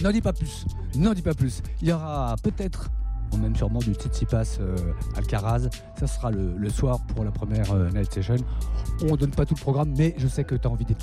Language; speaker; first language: French; native; French